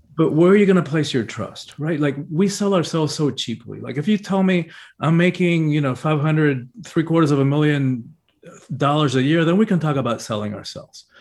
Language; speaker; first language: English; early bilingual, other home language; Spanish